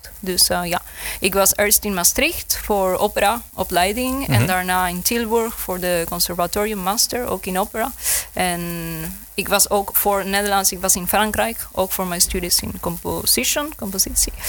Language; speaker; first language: Dutch; non-native, learner; Spanish